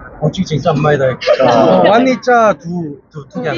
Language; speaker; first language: Thai; non-native, fluent; Korean